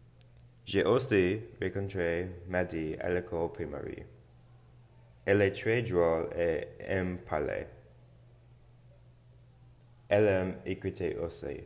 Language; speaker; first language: French; non-native, learner; English